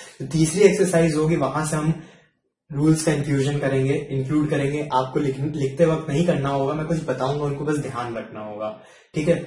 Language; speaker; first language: Hindi; native; Hindi